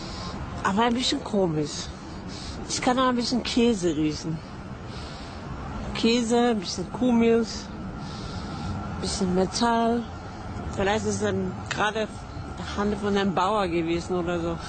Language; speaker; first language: German; non-native, fluent; Norwegian